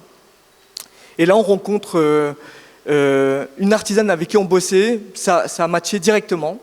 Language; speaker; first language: French; native; French